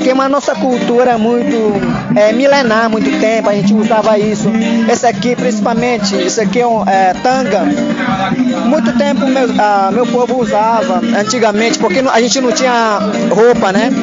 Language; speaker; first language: Portuguese; non-native, local second language; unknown